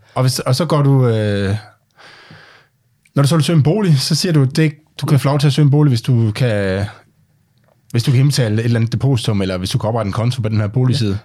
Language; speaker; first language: Danish; native; Danish